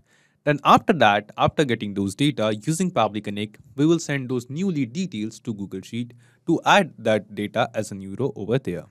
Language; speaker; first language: English; non-native, local second language; Hindi